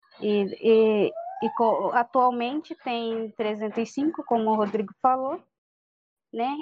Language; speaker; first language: Portuguese; non-native, local second language; Guarani